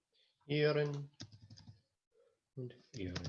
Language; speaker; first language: German; non-native, fluent; English